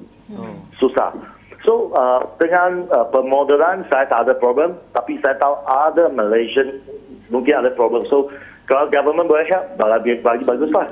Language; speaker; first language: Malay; non-native, local second language; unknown